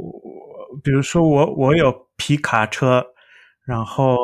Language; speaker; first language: Chinese; non-native, learner; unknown